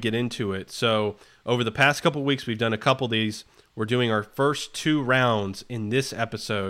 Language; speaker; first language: English; native; English